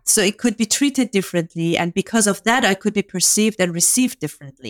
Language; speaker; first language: English; non-native, fluent; Persian